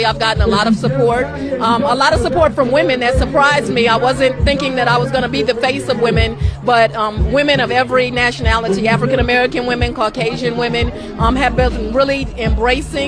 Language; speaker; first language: English; native; English